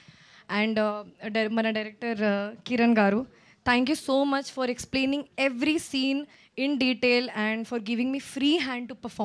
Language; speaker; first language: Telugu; non-native, local second language; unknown